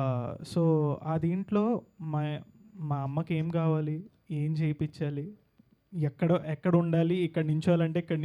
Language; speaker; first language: Telugu; native; Telugu